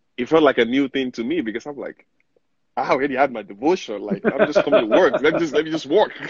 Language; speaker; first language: English; non-native, local second language; Yoruba